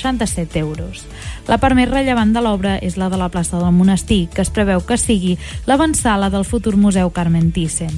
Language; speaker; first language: Catalan; native; Catalan